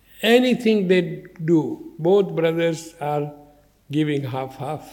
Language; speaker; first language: English; non-native, learner; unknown